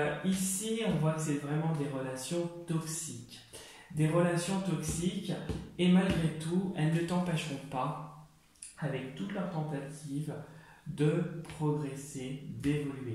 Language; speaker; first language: French; native; French